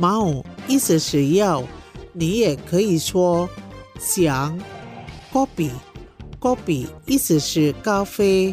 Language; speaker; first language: Chinese; non-native, fluent; Indonesian